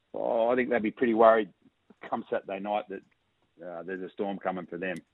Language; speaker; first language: English; native; English